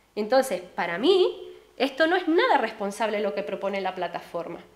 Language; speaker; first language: Spanish; native; Spanish